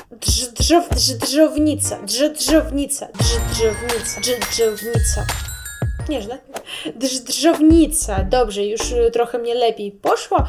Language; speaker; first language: Polish; non-native, learner; Russian